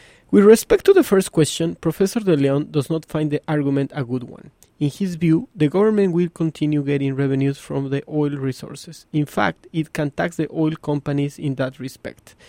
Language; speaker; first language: English; non-native, fluent; Spanish